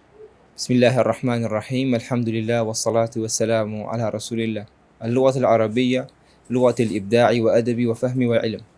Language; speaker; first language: Arabic; non-native, learner; Central Kurdish